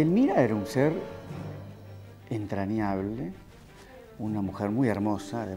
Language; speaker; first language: Spanish; native; Spanish